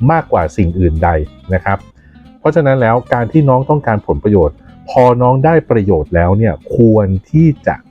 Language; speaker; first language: Thai; native; Thai